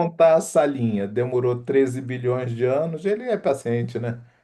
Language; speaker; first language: Portuguese; native; Portuguese